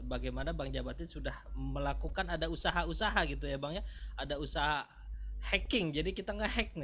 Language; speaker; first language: Indonesian; native; Indonesian